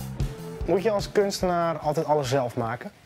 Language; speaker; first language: Dutch; native; Dutch